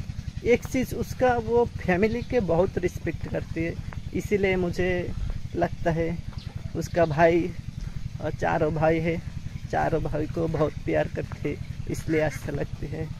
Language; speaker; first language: Hindi; non-native, fluent; Bangla